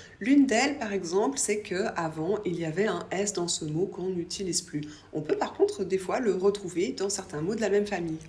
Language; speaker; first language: French; native; French